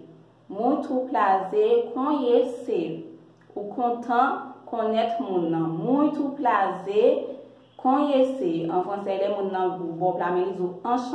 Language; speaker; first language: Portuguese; non-native, learner; Haitian Creole